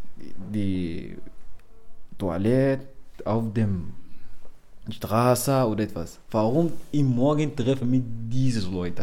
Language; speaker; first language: German; non-native, learner; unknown